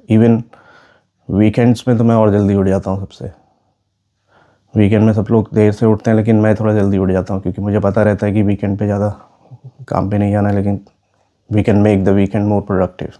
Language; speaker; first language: Hindi; native; Hindi